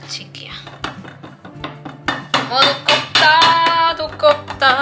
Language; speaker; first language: Spanish; native; Spanish